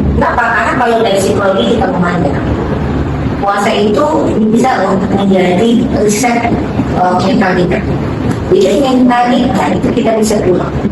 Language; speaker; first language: Indonesian; native; Indonesian